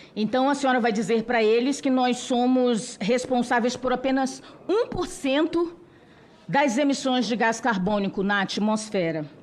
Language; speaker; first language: Portuguese; non-native, local second language; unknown